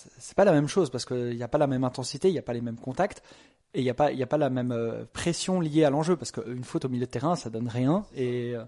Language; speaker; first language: French; native; French